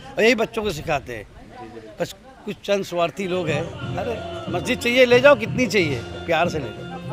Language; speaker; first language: Hindi; native; Hindi